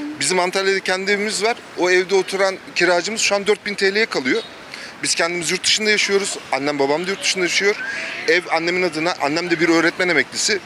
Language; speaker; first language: Turkish; native; Turkish